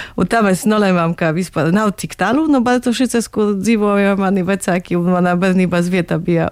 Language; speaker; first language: Latvian; non-native, fluent; Polish